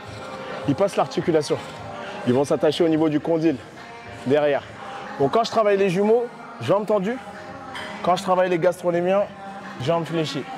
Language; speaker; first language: French; native; French